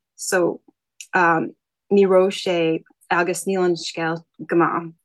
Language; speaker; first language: Irish; non-native, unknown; English